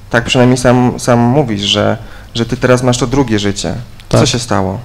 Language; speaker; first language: Polish; native; Polish